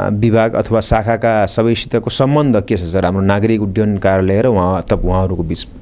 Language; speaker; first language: Nepali; native; Nepali